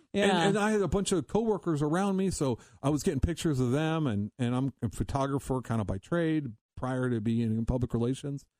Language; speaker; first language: English; native; English